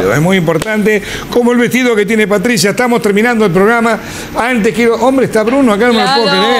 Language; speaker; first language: Spanish; native; Spanish